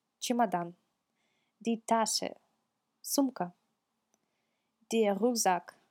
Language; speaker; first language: German; non-native, fluent; Russian